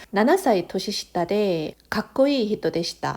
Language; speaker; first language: Japanese; non-native, fluent; Korean